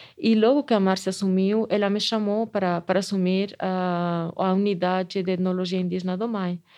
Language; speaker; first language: Portuguese; non-native, fluent; Spanish